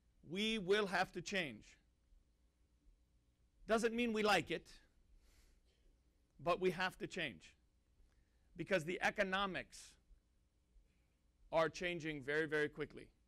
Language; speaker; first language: English; native; English